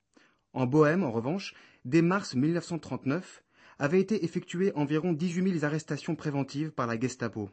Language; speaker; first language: French; native; French